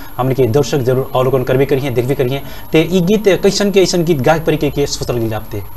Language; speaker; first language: Bhojpuri; non-native, local second language; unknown